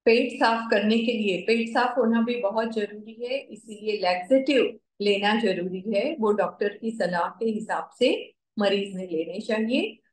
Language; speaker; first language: Hindi; non-native, local second language; Marathi